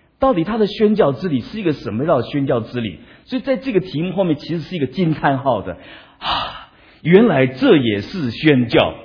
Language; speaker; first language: Chinese; non-native, local second language; Min Nan Chinese